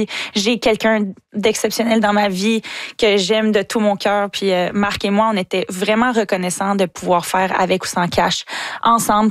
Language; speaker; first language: French; native; French